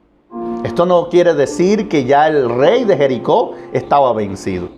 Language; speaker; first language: Spanish; native; Spanish